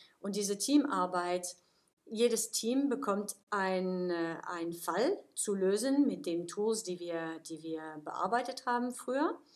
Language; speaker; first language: German; non-native, fluent; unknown